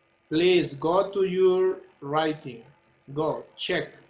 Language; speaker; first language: English; non-native, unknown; Spanish